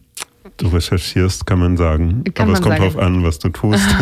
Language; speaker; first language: German; native; German